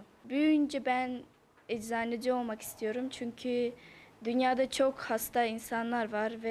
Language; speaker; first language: Turkish; early bilingual, heritage; Turkish